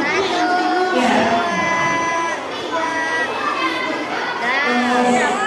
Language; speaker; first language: Indonesian; native; Indonesian